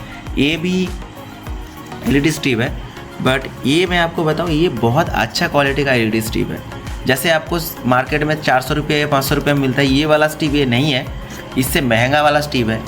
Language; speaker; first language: Hindi; non-native, local second language; Odia